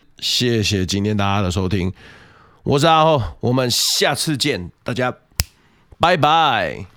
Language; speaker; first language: Chinese; native; Chinese